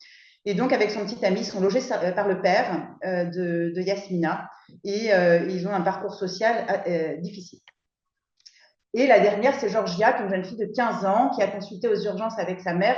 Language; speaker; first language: French; native; French